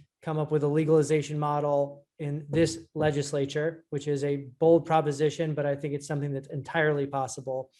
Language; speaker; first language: English; native; English